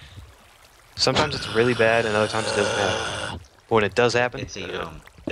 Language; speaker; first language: English; native; English